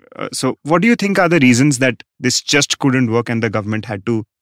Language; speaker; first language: English; non-native, local second language; Hindi